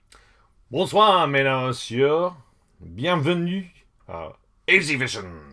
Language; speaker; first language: French; non-native, fluent; English